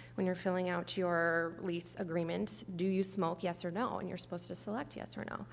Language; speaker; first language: English; native; English